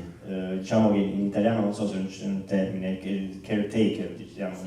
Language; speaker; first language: Italian; native; Italian